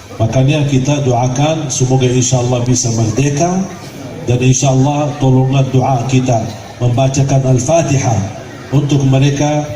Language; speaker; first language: Malay; non-native, fluent; Arabic